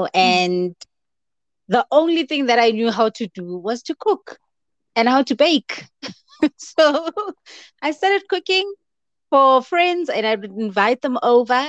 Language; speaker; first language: English; non-native, local second language; Zulu